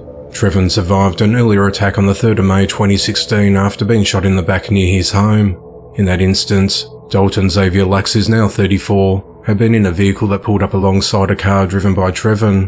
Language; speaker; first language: English; native; English